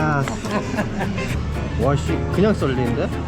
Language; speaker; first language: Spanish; non-native, learner; Korean